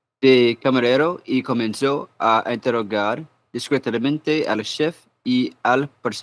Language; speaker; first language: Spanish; non-native, learner; English